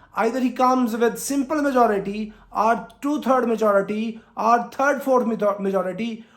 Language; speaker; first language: English; non-native, local second language; Urdu